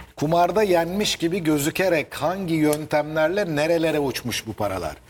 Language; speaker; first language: Turkish; native; Turkish